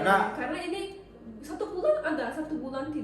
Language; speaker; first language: Indonesian; non-native, learner; Turkish